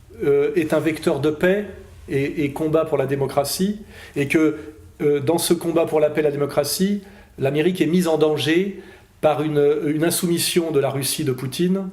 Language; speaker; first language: French; native; French